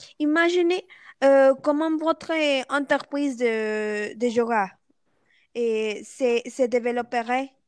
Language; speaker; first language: French; non-native, learner; Spanish